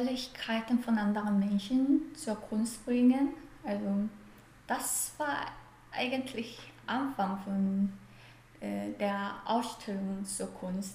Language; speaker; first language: German; non-native, fluent; Korean